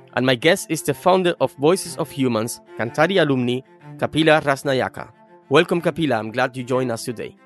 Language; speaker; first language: English; non-native, fluent; Spanish